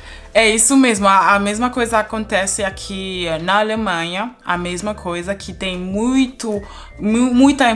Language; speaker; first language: Portuguese; non-native, fluent; German